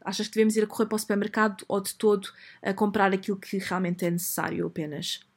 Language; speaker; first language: Portuguese; native; Portuguese